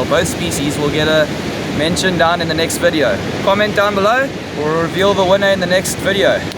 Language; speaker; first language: English; native; English